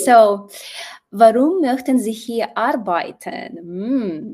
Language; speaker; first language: German; non-native, learner; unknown